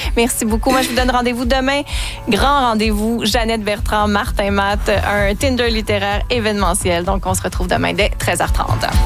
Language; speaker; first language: French; native; French